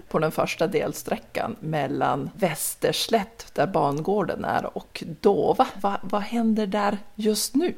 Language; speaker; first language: Swedish; native; Swedish